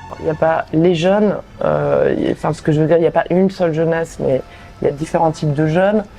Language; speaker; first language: French; native; French